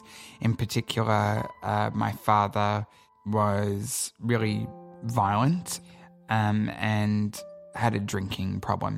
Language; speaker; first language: English; native; English